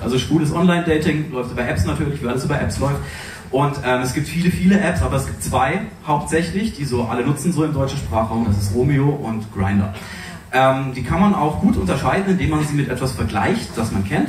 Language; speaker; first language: German; native; German